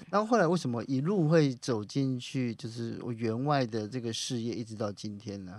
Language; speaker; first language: Chinese; native; Chinese